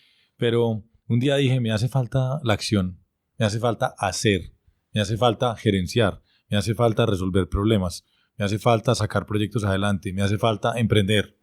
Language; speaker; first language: Spanish; native; Spanish